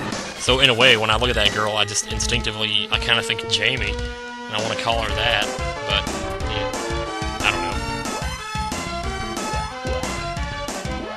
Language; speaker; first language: English; native; English